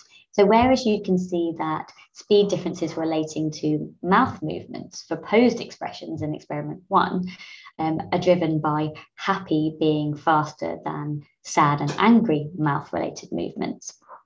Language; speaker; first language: English; native; English